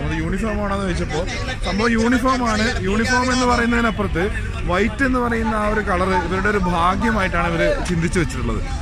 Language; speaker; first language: Malayalam; native; Malayalam